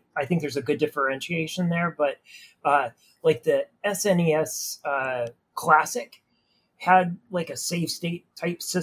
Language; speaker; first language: English; native; English